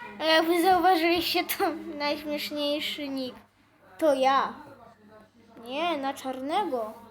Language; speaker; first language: Polish; native; Polish